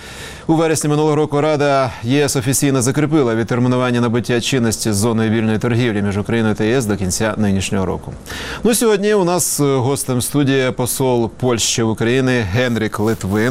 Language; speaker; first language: Ukrainian; native; Ukrainian